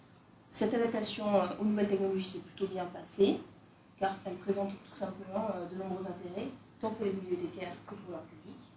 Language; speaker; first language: French; native; French